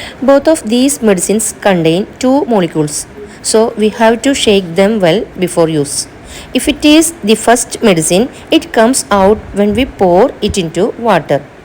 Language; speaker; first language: English; non-native, local second language; Malayalam